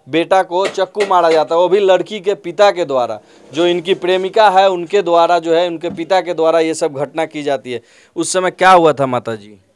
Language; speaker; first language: Hindi; native; Hindi